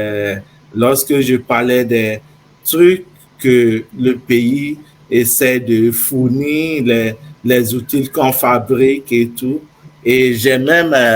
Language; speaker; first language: French; non-native, fluent; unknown